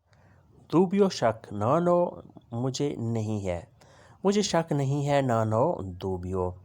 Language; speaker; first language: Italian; non-native, learner; Urdu